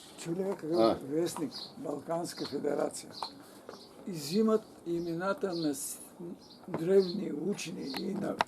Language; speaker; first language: Bulgarian; native; Bulgarian